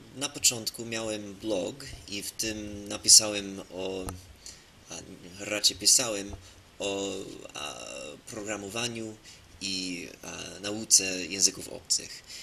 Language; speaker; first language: Polish; non-native, learner; English